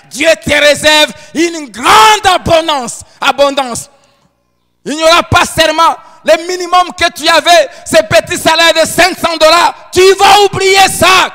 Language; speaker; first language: French; non-native, local second language; Lingala